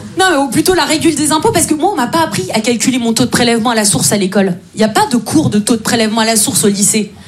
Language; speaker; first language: French; native; French